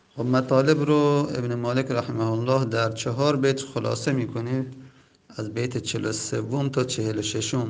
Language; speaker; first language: Persian; non-native, local second language; Azerbaijani